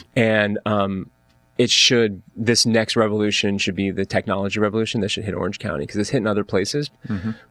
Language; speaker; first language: English; native; English